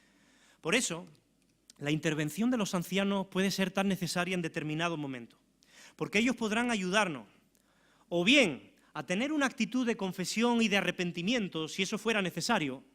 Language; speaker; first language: Spanish; native; Spanish